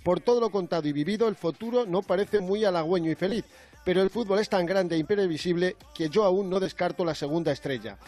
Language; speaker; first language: Spanish; native; Spanish